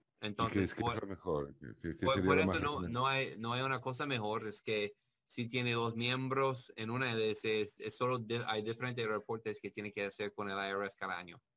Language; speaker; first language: Spanish; non-native, learner; English